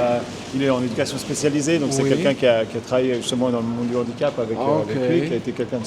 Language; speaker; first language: French; native; French